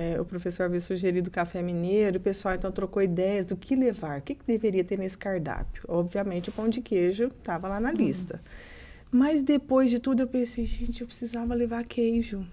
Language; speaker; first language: Portuguese; native; Portuguese